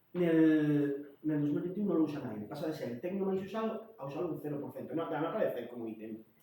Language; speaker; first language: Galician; native; Galician